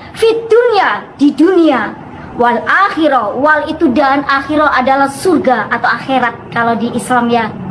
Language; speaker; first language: Indonesian; non-native, local second language; Madurese